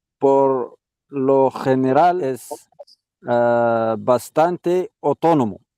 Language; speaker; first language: Spanish; non-native, learner; Arabic